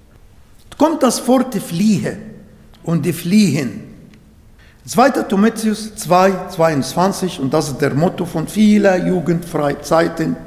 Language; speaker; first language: German; non-native, fluent; Arabic